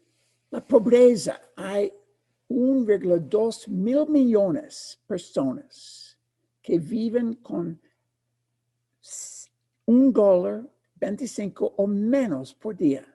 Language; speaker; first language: Spanish; non-native, fluent; English